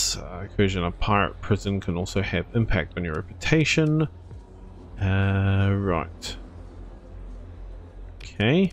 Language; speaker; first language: English; native; English